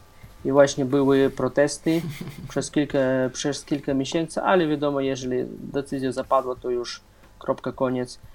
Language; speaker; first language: Polish; non-native, fluent; Russian